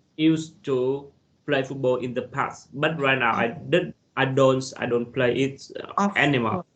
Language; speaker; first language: English; non-native, learner; Vietnamese